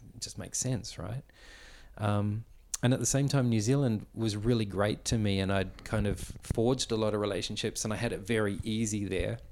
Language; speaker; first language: English; native; English